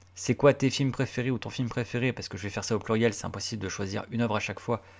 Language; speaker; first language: French; native; French